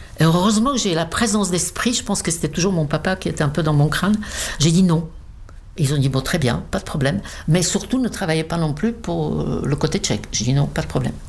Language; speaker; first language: French; non-native, fluent; Czech